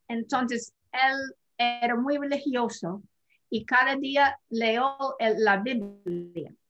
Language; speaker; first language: Spanish; non-native, fluent; English